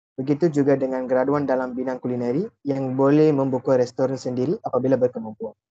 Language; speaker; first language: Malay; non-native, local second language; Tamil